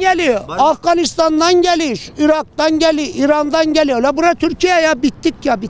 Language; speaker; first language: Turkish; native; Turkish